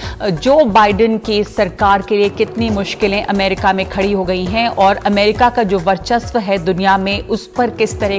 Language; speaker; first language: Hindi; native; Hindi